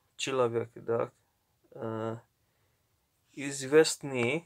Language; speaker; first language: Russian; non-native, learner; Morisyen